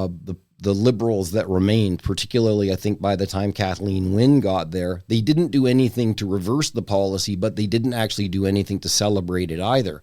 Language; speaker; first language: English; native; English